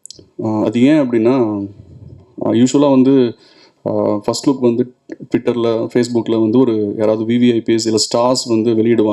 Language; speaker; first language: Tamil; native; Tamil